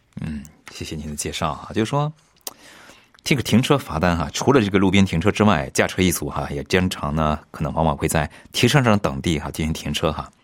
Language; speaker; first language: Chinese; native; Chinese